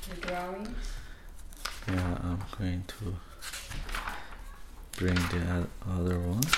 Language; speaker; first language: English; non-native, fluent; Persian